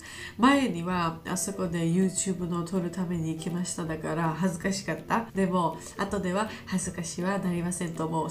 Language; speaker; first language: Japanese; non-native, learner; Georgian